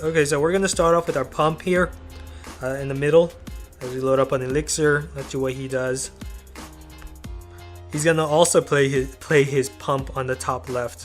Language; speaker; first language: English; native; English